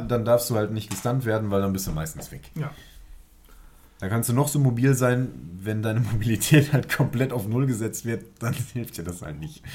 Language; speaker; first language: German; native; German